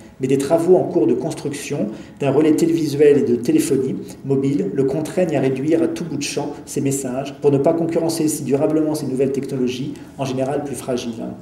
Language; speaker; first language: French; native; French